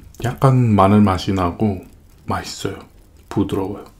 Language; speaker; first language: Korean; non-native, fluent; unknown